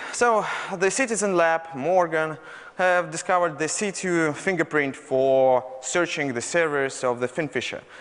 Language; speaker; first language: English; non-native, fluent; Russian